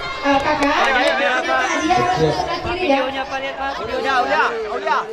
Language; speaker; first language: Malay; native; Malay